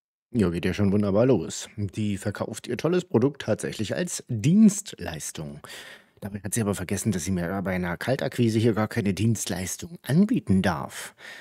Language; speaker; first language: German; native; German